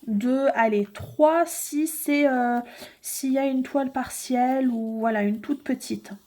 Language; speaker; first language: French; native; French